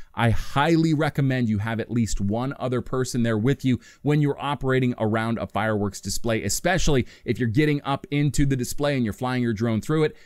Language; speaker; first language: English; native; English